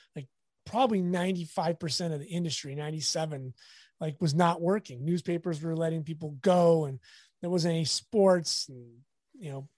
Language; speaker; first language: English; native; English